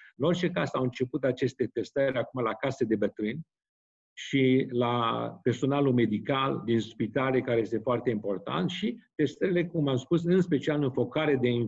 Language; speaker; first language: Romanian; native; Romanian